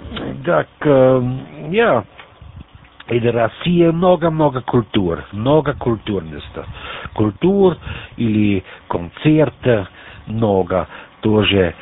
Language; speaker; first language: Russian; non-native, learner; German